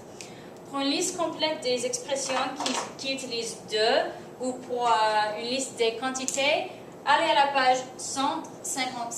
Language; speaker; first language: French; non-native, fluent; English